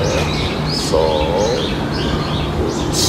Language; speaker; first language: Turkish; non-native, learner; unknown